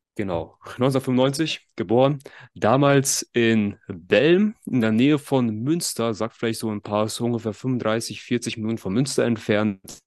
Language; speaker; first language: German; early bilingual, other home language; Russian